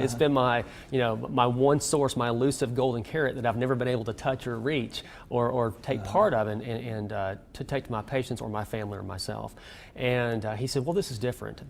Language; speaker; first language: English; native; English